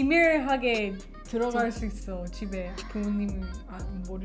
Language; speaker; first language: Korean; non-native, fluent; English